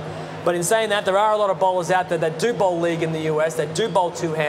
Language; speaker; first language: English; native; English